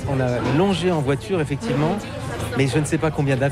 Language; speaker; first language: French; native; French